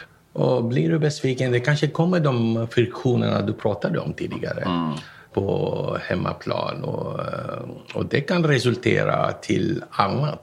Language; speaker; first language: Swedish; non-native, fluent; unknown